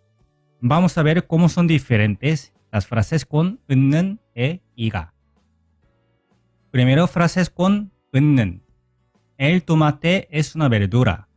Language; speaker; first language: Spanish; non-native, fluent; Korean